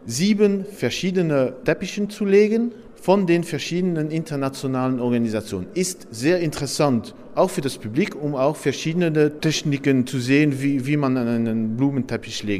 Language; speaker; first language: German; non-native, fluent; Dutch